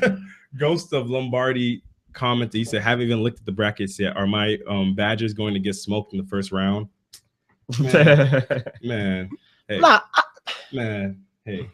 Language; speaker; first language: English; native; English